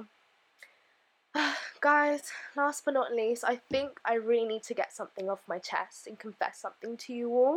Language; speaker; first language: English; native; English